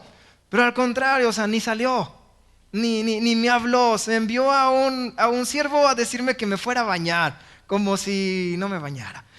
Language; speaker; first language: Spanish; native; Spanish